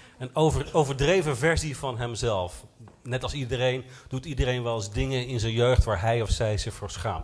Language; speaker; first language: Dutch; native; Dutch